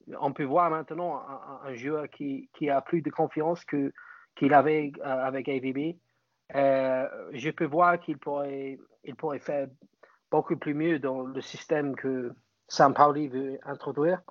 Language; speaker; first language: French; non-native, fluent; English